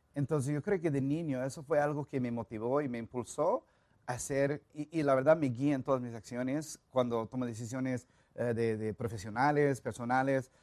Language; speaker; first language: Spanish; non-native, fluent; English